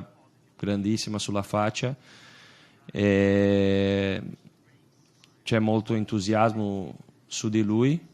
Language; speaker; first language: Italian; non-native, fluent; Portuguese